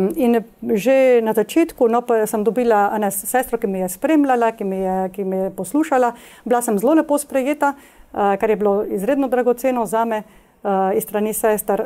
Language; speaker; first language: Slovenian; early bilingual, heritage; Slovenian